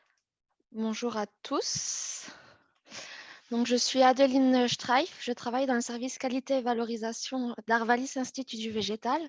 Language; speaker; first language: French; native; French